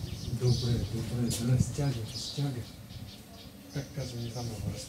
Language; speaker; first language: Bulgarian; non-native, learner; Russian